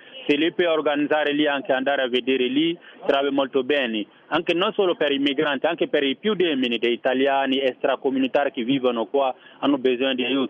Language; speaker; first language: Italian; non-native, fluent; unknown